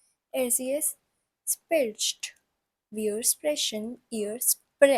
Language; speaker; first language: German; non-native, fluent; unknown